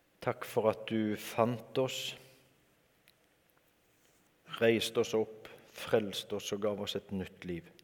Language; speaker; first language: Norwegian; native; Norwegian